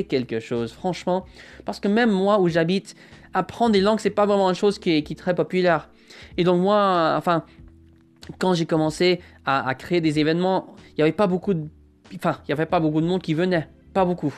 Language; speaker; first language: French; non-native, fluent; English